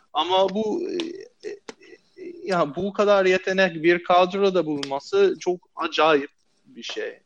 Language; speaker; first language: Turkish; non-native, fluent; English